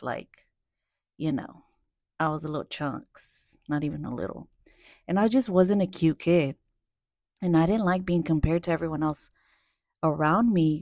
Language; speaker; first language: English; early bilingual, other home language; Spanish